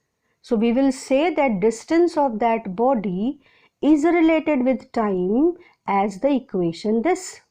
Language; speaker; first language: English; non-native, local second language; Hindi